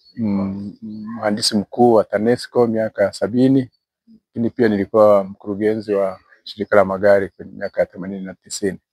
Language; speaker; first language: Swahili; non-native, local second language; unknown